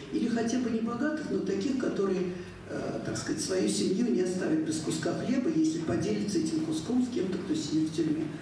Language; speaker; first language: Russian; native; Russian